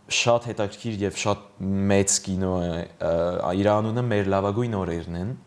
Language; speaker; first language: Armenian; early bilingual, heritage; Armenian